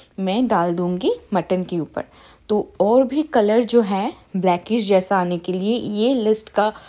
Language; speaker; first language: Hindi; non-native, local second language; Bangla